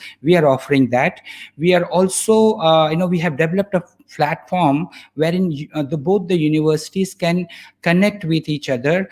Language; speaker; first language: English; non-native, fluent; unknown